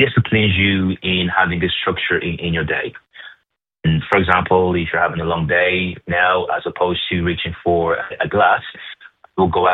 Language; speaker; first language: English; native; English